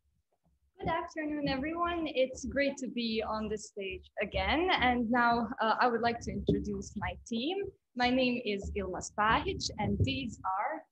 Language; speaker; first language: English; non-native, fluent; Bosnian